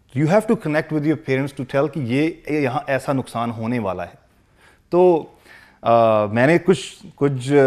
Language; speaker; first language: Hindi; non-native, local second language; Punjabi